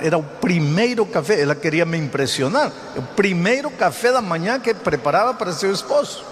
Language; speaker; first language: Portuguese; non-native, fluent; Spanish